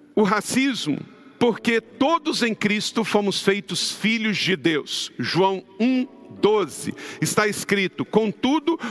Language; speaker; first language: Portuguese; native; Portuguese